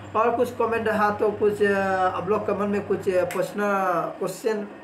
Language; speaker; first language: Hindi; non-native, local second language; Kannada